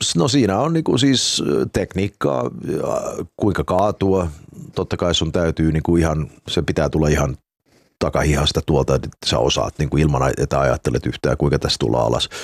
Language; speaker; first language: Finnish; early bilingual, heritage; Finnish